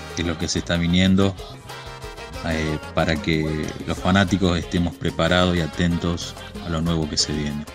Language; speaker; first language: Spanish; native; Spanish